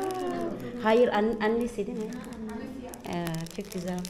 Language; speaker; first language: Turkish; non-native, learner; Filipino